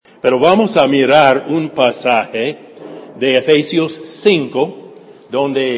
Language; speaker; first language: Spanish; non-native, fluent; English